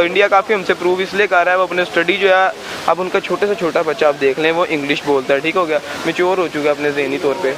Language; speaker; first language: Urdu; non-native, local second language; Punjabi